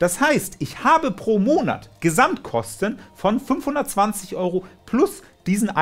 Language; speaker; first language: German; native; German